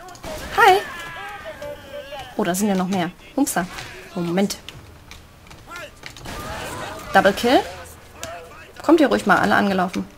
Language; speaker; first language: German; native; German